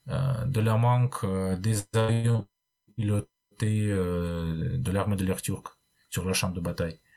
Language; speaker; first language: French; non-native, fluent; Russian